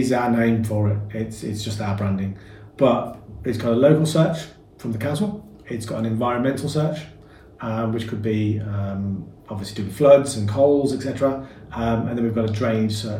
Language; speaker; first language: English; native; English